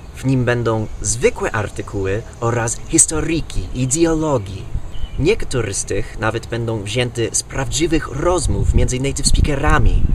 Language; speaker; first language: Polish; non-native, fluent; English